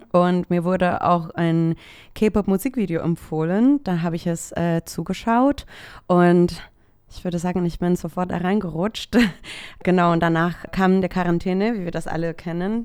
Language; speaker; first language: German; non-native, fluent; Spanish